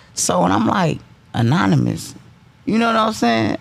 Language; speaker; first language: English; native; English